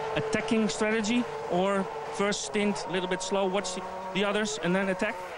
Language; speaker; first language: English; non-native, fluent; Dutch